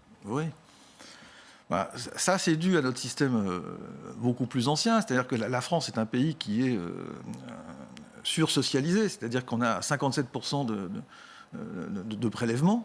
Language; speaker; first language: French; native; French